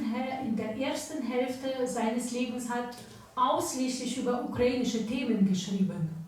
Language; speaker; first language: German; non-native, fluent; Ukrainian